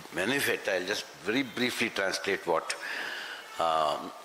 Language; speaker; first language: English; non-native, local second language; Kannada